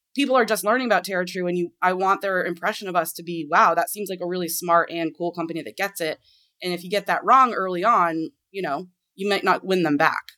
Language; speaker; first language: English; native; English